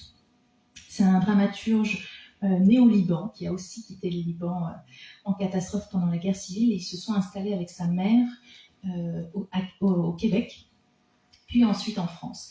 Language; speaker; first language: French; native; French